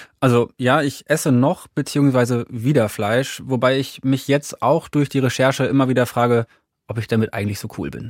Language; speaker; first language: German; native; German